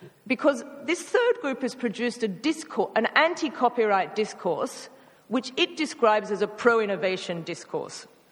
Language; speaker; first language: English; native; English